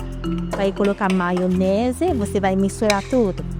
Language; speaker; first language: Portuguese; non-native, learner; Haitian Creole